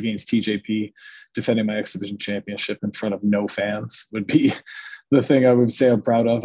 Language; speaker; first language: English; native; English